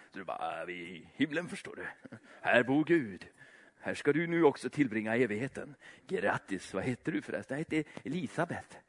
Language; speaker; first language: Swedish; native; Swedish